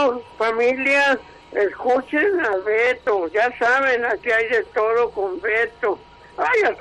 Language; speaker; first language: Spanish; early bilingual, heritage; Spanish